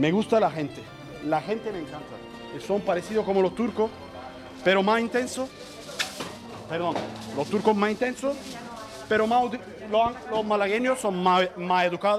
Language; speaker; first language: Spanish; non-native, learner; Turkish